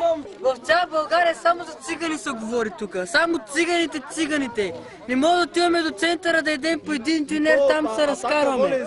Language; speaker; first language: Bulgarian; non-native, local second language; Turkish